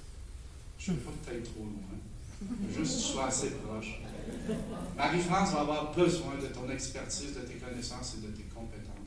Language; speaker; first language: French; native; French